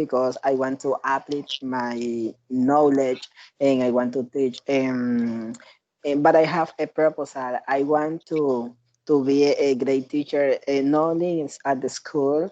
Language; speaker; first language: English; non-native, learner; Spanish